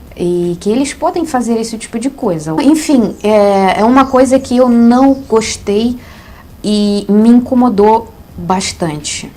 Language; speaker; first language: Portuguese; non-native, fluent; Russian